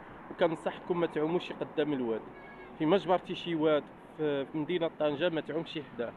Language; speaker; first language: Arabic; native; Arabic